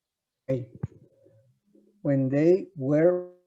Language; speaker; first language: English; non-native, learner; Spanish